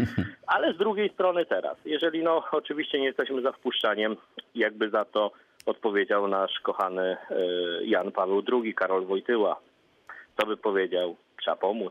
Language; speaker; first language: Polish; native; Polish